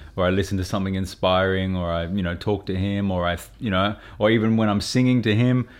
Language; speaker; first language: English; native; English